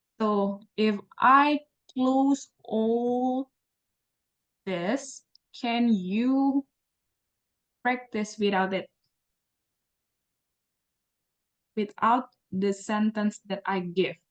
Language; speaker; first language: English; non-native, learner; Indonesian